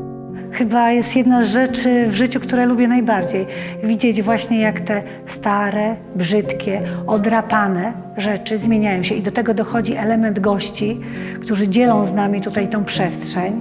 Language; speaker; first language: Polish; native; Polish